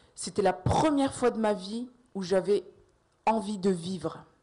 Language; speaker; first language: French; native; French